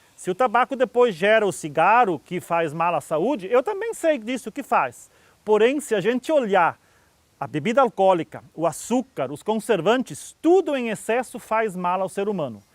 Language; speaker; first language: Portuguese; native; Portuguese